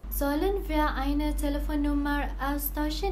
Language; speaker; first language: German; non-native, learner; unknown